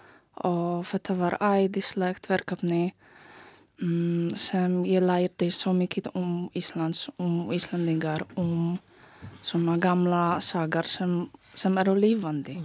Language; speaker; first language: Icelandic; non-native, learner; Polish